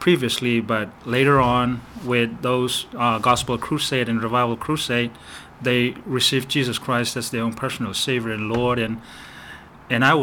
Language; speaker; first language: English; non-native, fluent; Burmese